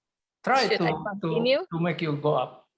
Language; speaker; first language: English; non-native, fluent; Indonesian